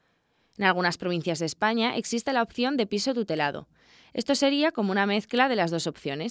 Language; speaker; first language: Spanish; native; Spanish